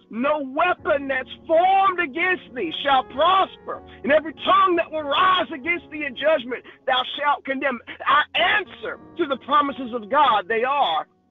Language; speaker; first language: English; native; English